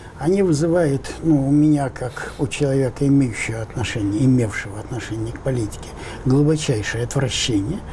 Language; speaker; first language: Russian; non-native, local second language; Ukrainian